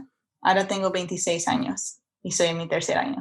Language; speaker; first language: Spanish; early bilingual, heritage; Spanish